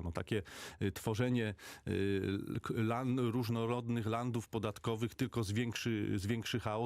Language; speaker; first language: Polish; native; Polish